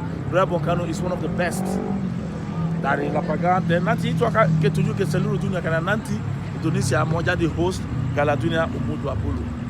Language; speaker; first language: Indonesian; non-native, fluent; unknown